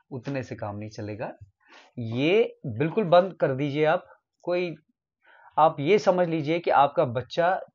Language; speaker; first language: Hindi; non-native, local second language; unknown